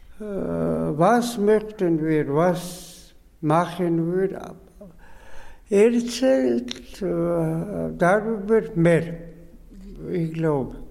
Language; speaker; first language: German; non-native, learner; Georgian